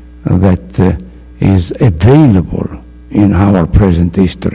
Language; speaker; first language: English; non-native, fluent; Italian